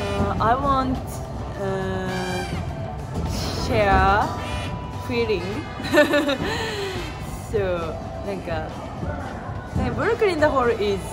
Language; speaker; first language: English; non-native, learner; Japanese